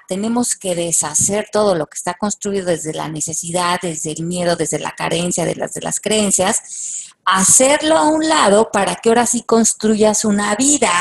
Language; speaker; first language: Spanish; native; Spanish